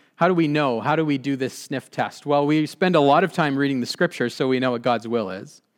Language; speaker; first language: English; native; English